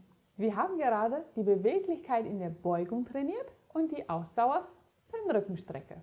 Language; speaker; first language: German; native; German